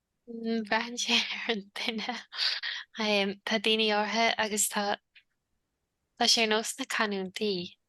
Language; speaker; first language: Irish; native; Irish